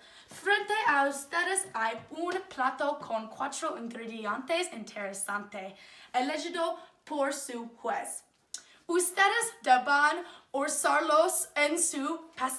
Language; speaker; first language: Spanish; non-native, learner; English